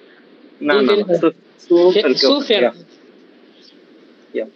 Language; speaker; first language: German; non-native, learner; Bangla